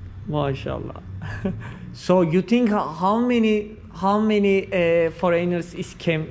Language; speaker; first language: English; non-native, learner; Turkish